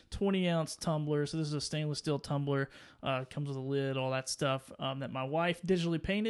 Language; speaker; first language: English; native; English